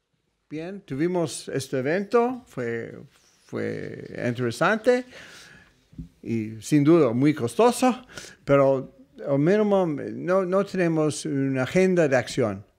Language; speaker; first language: Spanish; non-native, fluent; English